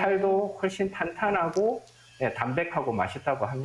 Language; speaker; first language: Korean; native; Korean